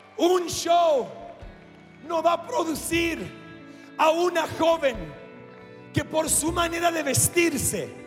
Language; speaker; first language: Spanish; non-native, fluent; English